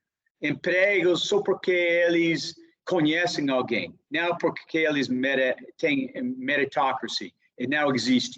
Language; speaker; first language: Portuguese; non-native, fluent; English